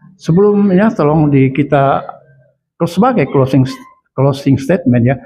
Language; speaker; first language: Indonesian; native; Indonesian